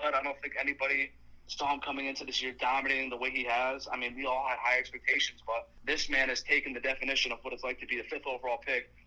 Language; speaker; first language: English; native; English